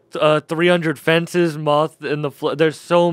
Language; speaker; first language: English; native; English